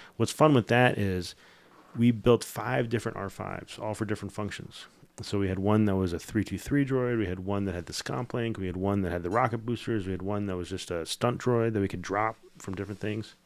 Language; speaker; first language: English; native; English